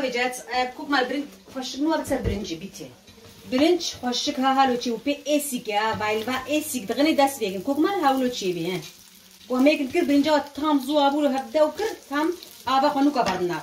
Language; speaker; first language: German; non-native, learner; Kurdish